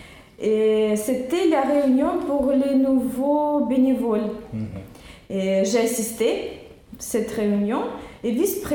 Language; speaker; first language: French; non-native, learner; Russian